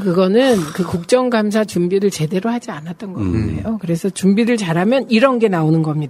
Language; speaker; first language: Korean; native; Korean